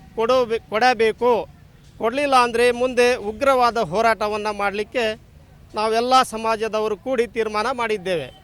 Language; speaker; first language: Kannada; non-native, local second language; Lambadi